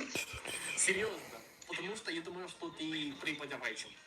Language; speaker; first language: Russian; non-native, learner; English